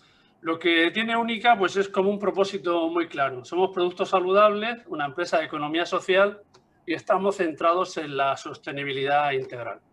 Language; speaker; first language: Spanish; native; Spanish